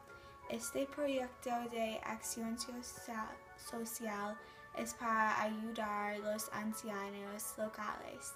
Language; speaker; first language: Spanish; non-native, learner; English